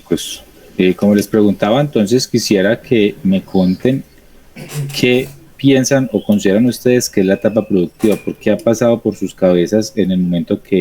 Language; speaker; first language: Spanish; native; Spanish